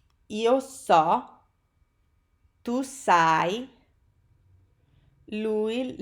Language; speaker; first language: Italian; non-native, fluent; English